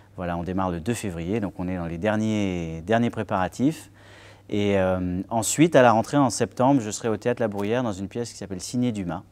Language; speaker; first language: French; native; French